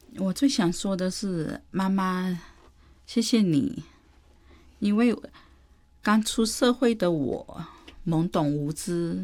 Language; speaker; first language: Chinese; non-native, fluent; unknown